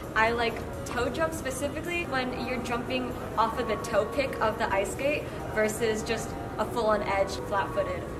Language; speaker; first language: English; native; English